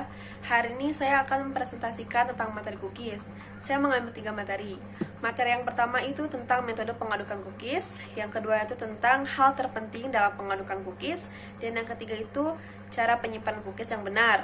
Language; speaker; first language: Indonesian; native; Indonesian